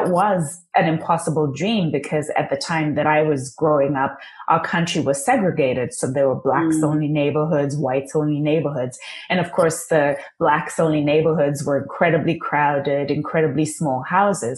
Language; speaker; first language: English; non-native, local second language; Shona